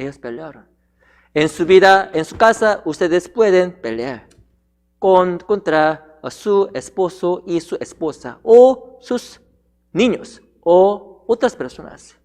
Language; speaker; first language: Spanish; non-native, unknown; Korean